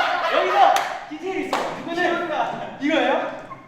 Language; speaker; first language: Korean; native; Korean